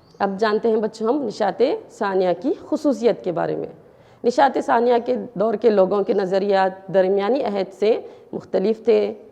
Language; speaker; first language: Urdu; native; Urdu